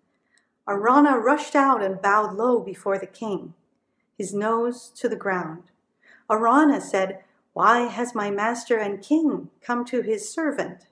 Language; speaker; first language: English; native; English